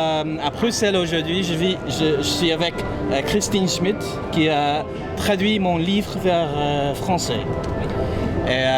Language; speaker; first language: French; non-native, fluent; English